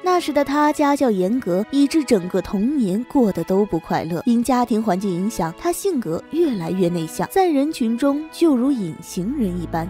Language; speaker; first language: Chinese; native; Chinese